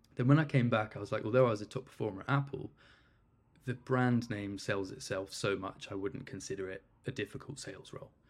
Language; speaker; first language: English; native; English